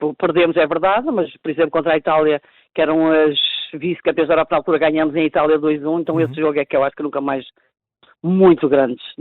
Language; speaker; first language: Portuguese; native; Portuguese